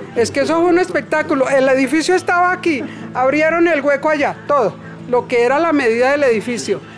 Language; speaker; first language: Spanish; native; Spanish